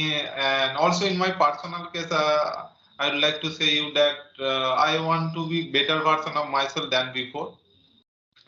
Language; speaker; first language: English; non-native, learner; Bangla